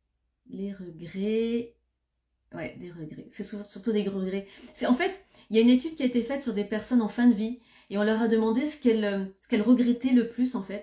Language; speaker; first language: French; native; French